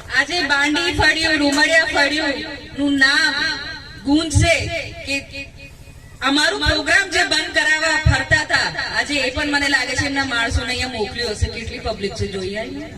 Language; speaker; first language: Gujarati; non-native, local second language; Rathawi